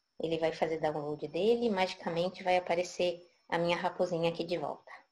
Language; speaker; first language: Portuguese; native; Portuguese